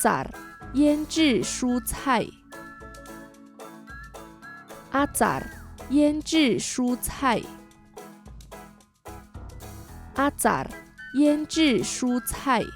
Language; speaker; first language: Chinese; non-native, learner; Indonesian